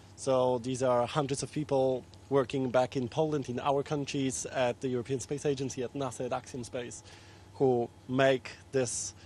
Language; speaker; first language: English; non-native, fluent; Polish